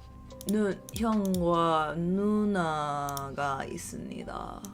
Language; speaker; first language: Korean; non-native, learner; English